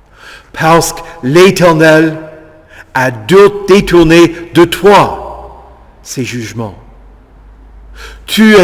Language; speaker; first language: French; native; French